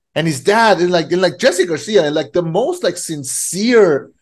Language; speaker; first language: English; non-native, fluent; Spanish